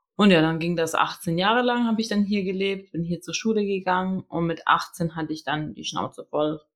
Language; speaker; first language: German; early bilingual, other home language; Albanian